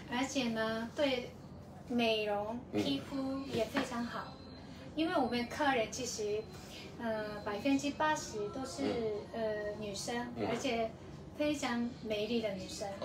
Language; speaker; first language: Chinese; non-native, fluent; Japanese